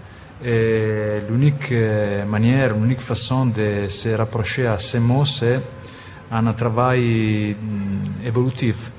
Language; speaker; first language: French; non-native, fluent; Italian